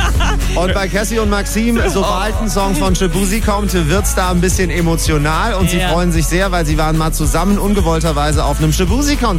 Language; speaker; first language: German; native; German